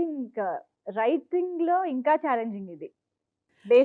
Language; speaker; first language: Telugu; native; Telugu